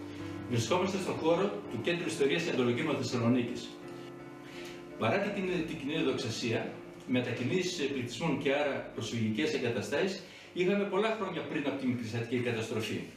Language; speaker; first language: Greek; native; Greek